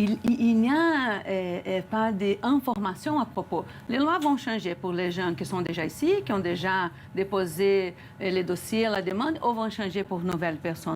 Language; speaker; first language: French; non-native, fluent; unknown